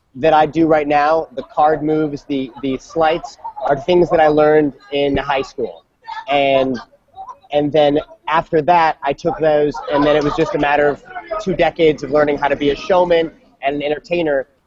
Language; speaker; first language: English; native; English